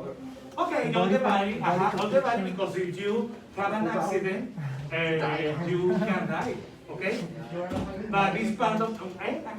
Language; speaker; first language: English; non-native, learner; Spanish